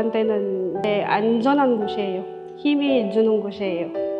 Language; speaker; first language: Korean; non-native, learner; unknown